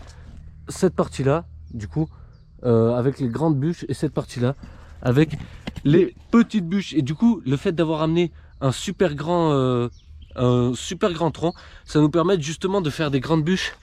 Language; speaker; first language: French; native; French